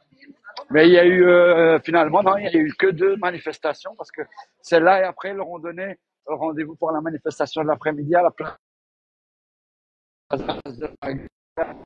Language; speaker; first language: French; native; French